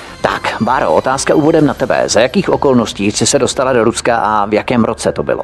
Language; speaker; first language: Czech; native; Czech